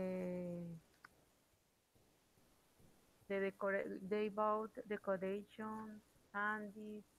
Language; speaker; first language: English; non-native, learner; Spanish